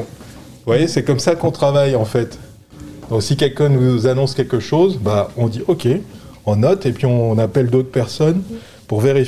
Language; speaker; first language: French; native; French